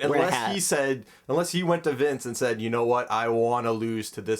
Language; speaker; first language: English; native; English